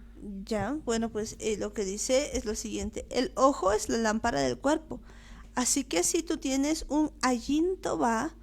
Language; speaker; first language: Spanish; native; Spanish